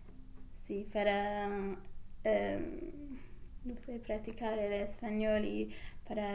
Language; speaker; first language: Spanish; non-native, fluent; English